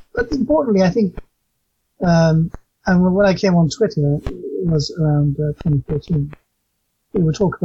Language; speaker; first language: English; native; English